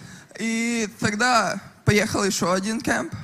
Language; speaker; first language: Russian; non-native, local second language; Latvian